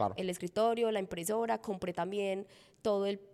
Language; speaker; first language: Spanish; native; Spanish